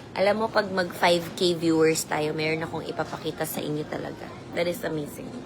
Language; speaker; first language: Filipino; non-native, local second language; Cebuano